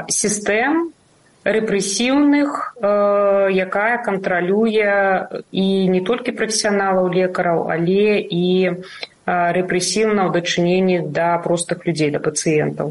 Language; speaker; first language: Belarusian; non-native, local second language; Russian